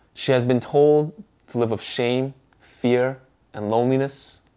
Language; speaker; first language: English; early bilingual, other home language; Korean